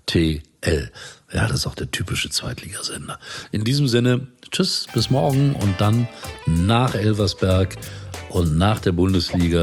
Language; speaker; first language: German; native; German